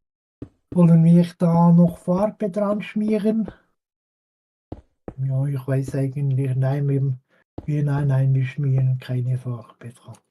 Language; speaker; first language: German; non-native, fluent; French